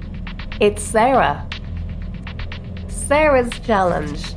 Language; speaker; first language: English; native; English